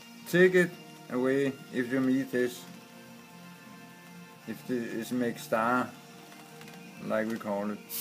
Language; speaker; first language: English; non-native, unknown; Danish